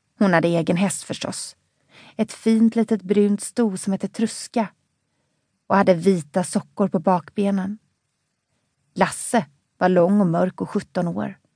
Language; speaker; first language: Swedish; native; Swedish